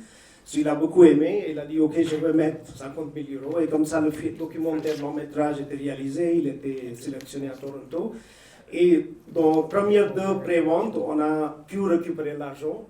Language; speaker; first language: French; non-native, fluent; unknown